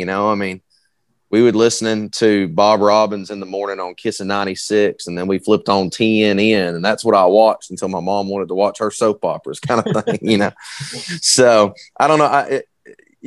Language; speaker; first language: English; native; English